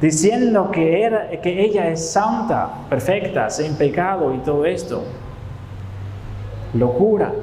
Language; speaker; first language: Spanish; non-native, fluent; Dutch